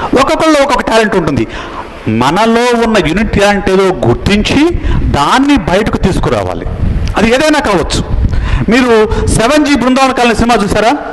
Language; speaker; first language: Telugu; native; Telugu